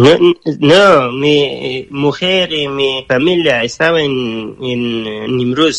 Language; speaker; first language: Spanish; non-native, learner; Persian